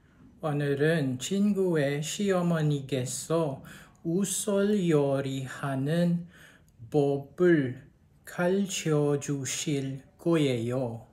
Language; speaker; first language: Korean; non-native, learner; Filipino